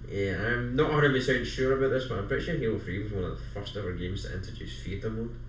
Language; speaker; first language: English; native; English